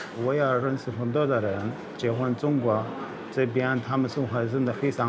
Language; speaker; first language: Chinese; non-native, learner; Arabic